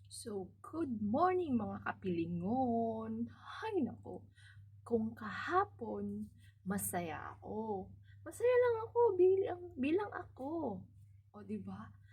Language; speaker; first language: Filipino; non-native, local second language; Cebuano